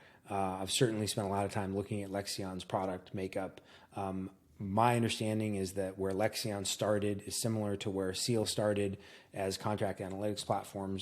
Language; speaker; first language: English; native; English